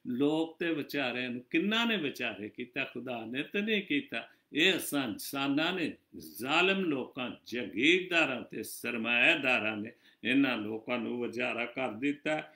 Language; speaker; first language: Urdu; non-native, local second language; Punjabi